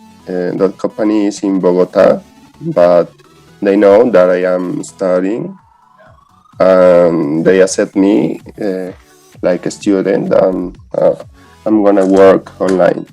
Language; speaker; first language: English; non-native, learner; Spanish